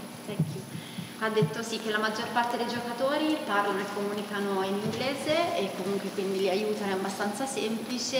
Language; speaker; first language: Italian; native; Italian